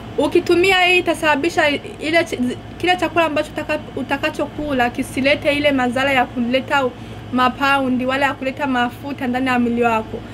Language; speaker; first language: Swahili; non-native, local second language; Rundi